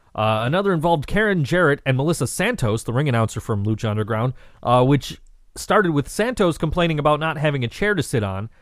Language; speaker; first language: English; native; English